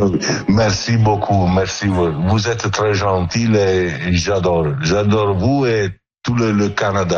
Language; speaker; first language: French; non-native, learner; Italian